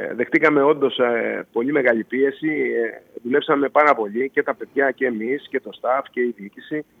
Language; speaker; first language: Greek; native; Greek